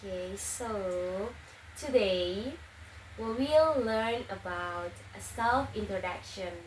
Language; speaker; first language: English; non-native, learner; Indonesian